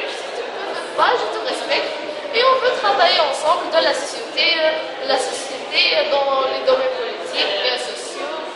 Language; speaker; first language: French; non-native, learner; Arabic